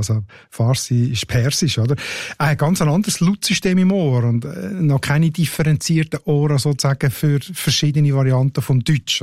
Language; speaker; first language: German; native; German